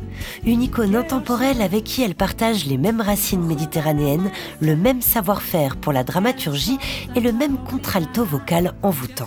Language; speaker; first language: French; native; French